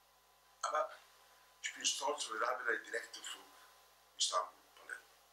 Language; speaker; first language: German; non-native, fluent; Italian